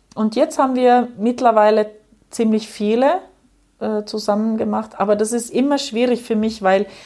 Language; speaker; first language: German; non-native, fluent; Finnish